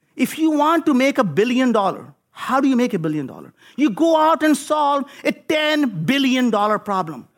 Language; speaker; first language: English; non-native, local second language; Hindi